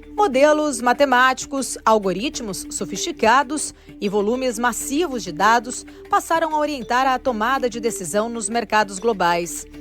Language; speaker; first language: Portuguese; native; Portuguese